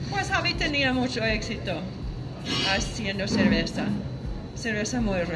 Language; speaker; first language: Spanish; non-native, fluent; English